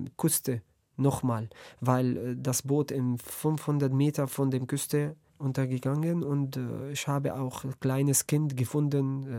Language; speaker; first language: German; non-native, learner; Arabic